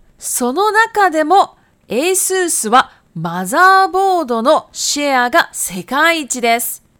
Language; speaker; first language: Japanese; non-native, fluent; Chinese